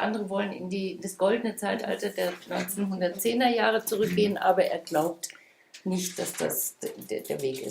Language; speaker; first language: German; native; German